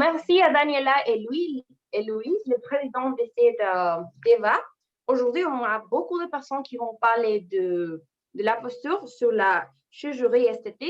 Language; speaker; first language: French; non-native, learner; Spanish